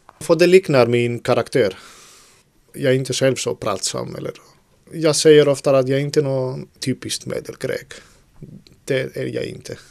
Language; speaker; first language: Swedish; non-native, fluent; Greek